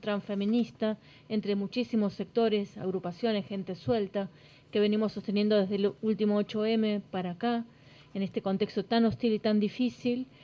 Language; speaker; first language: Spanish; native; Spanish